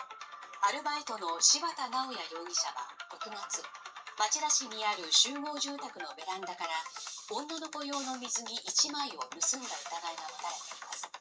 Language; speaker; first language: Japanese; native; Japanese